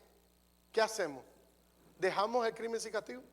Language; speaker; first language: Spanish; native; Spanish